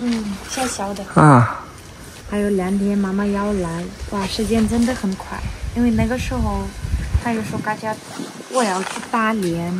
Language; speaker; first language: Chinese; non-native, learner; Ukrainian